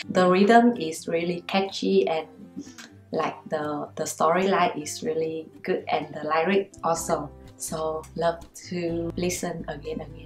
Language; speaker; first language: English; non-native, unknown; Vietnamese